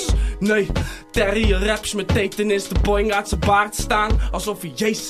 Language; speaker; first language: Dutch; native; Dutch